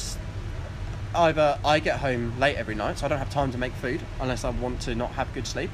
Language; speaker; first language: English; native; English